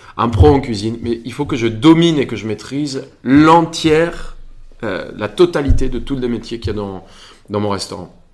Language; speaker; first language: French; non-native, fluent; Spanish